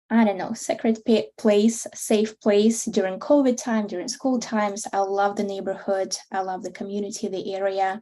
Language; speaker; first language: English; non-native, fluent; Russian